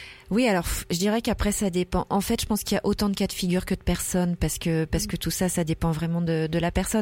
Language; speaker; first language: French; native; French